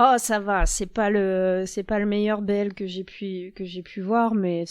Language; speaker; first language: French; native; French